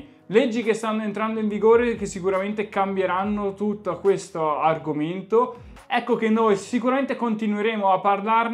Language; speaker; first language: Italian; native; Italian